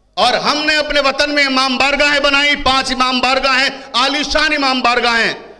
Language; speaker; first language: Hindi; native; Hindi